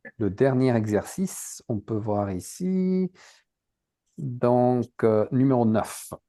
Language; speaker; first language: French; native; French